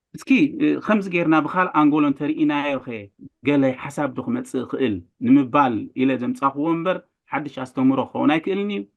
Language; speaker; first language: Tigrinya; native; Tigrinya